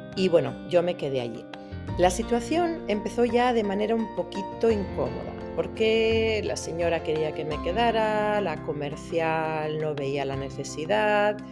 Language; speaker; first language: Spanish; native; Spanish